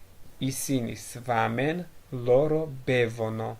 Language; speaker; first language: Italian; non-native, fluent; Georgian